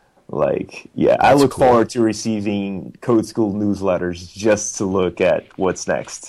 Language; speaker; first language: English; non-native, fluent; Portuguese